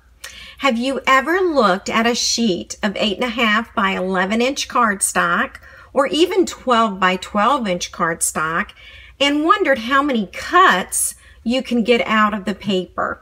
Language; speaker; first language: English; native; English